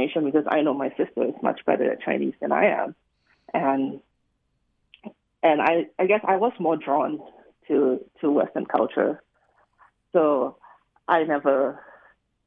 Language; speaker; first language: English; native; English